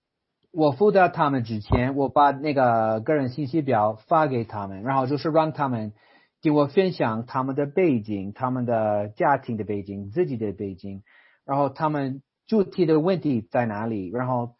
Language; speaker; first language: Chinese; non-native, fluent; English